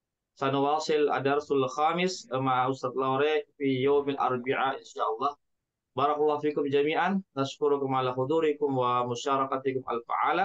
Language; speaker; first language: Arabic; non-native, fluent; Indonesian